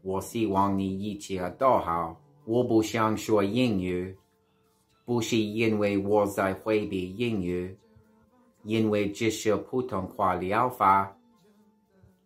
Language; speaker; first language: Chinese; non-native, learner; English